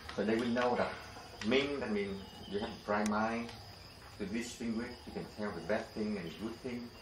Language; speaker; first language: English; non-native, fluent; Vietnamese